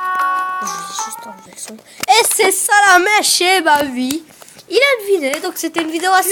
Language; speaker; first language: French; native; French